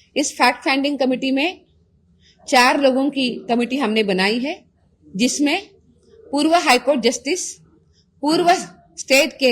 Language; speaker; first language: Hindi; non-native, local second language; Marathi